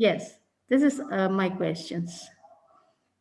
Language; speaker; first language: English; non-native, learner; Indonesian